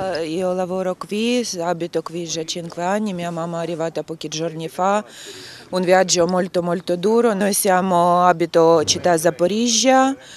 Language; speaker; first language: Italian; non-native, learner; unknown